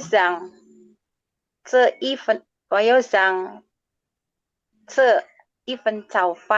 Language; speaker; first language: Chinese; non-native, learner; Indonesian